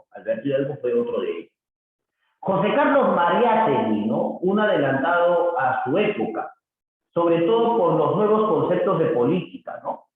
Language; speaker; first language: Spanish; native; Spanish